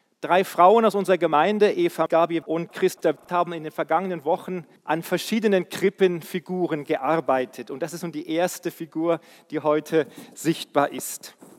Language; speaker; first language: German; native; German